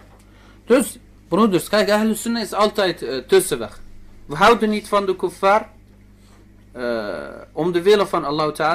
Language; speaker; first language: Dutch; early bilingual, other home language; Turkish